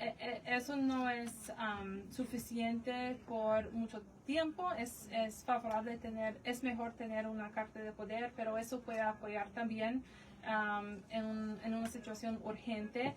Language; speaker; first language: Spanish; non-native, fluent; English